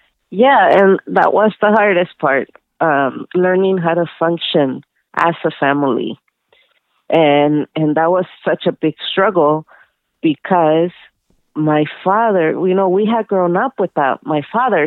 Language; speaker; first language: English; early bilingual, other home language; Spanish